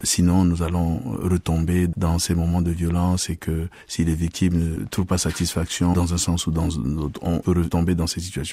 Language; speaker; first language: French; non-native, local second language; Sango